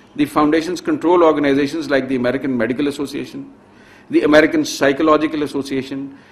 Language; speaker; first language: English; non-native, local second language; Urdu